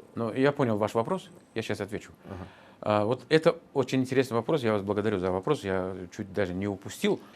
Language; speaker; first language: Russian; non-native, local second language; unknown